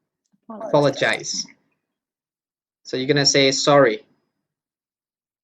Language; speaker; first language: English; non-native, fluent; Burmese